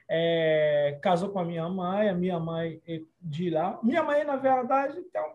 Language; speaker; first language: Portuguese; non-native, fluent; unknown